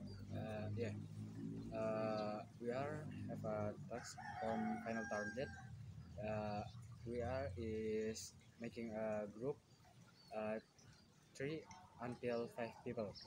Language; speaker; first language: English; non-native, learner; Indonesian